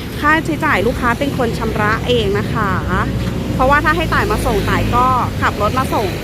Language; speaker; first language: Thai; native; Thai